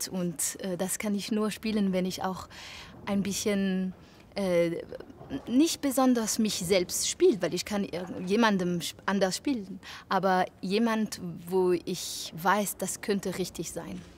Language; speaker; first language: German; non-native, fluent; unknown